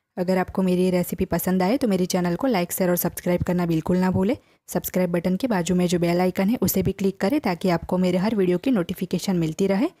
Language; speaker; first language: Hindi; non-native, local second language; Gujarati